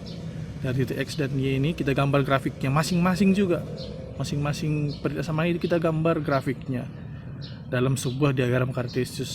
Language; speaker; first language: Indonesian; native; Indonesian